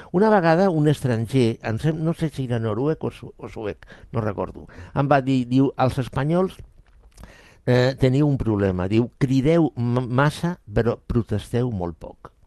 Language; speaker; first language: Catalan; non-native, local second language; Spanish